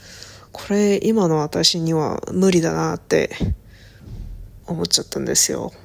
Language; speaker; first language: Japanese; non-native, learner; Korean